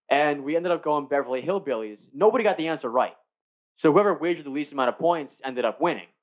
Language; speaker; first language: English; native; English